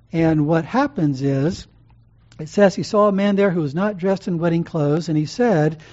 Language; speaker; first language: English; native; English